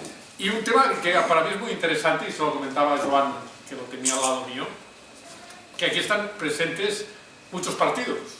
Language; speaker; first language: Spanish; native; Spanish